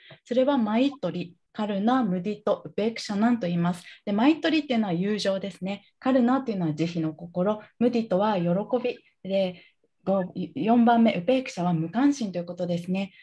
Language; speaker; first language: Japanese; native; Japanese